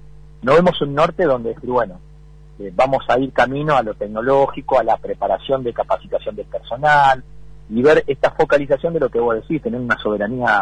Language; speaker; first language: Spanish; native; Spanish